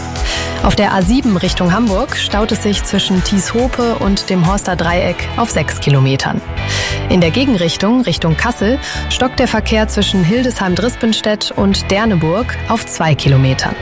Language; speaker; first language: German; native; German